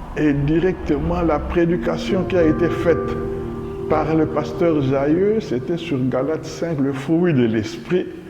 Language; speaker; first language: French; non-native, local second language; Lingala